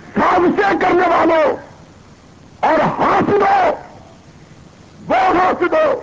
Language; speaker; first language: Urdu; non-native, local second language; Punjabi